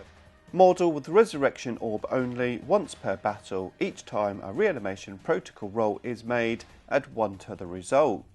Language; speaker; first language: English; native; English